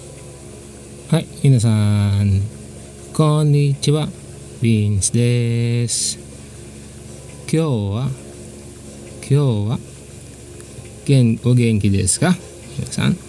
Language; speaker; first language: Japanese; non-native, fluent; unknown